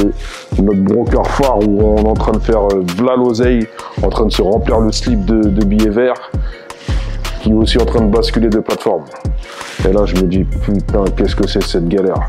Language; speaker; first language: French; native; French